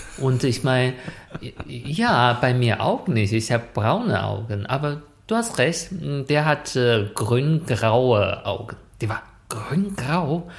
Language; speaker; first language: German; non-native, fluent; Chinese